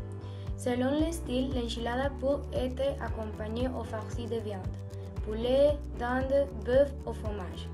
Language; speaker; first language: French; non-native, learner; Spanish